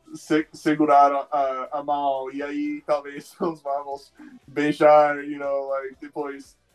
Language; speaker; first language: Portuguese; non-native, fluent; English